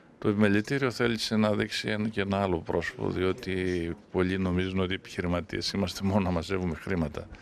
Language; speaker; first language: Greek; native; Greek